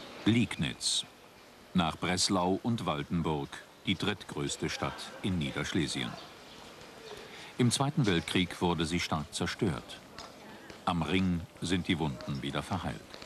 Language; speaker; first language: German; native; German